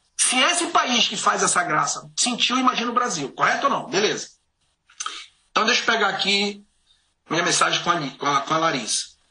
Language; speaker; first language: Portuguese; native; Portuguese